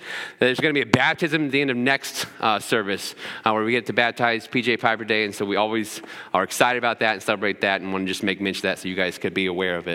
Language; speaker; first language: English; native; English